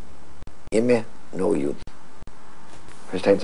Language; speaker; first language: German; non-native, fluent; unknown